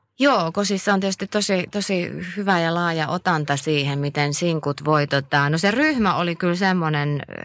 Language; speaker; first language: Finnish; native; Finnish